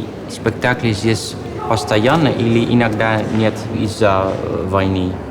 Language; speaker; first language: Russian; non-native, learner; Dutch